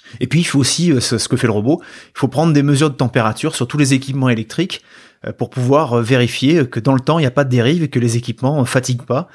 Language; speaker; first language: French; native; French